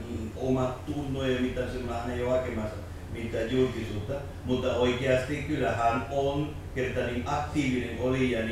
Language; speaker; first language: Finnish; non-native, fluent; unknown